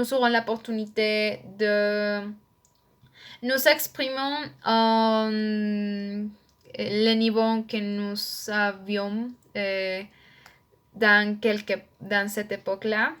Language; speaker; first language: French; non-native, learner; Spanish